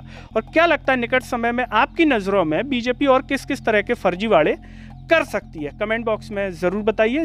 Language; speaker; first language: Hindi; native; Hindi